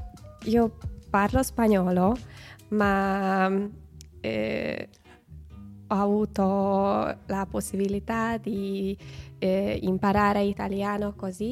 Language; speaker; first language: Italian; non-native, learner; Hungarian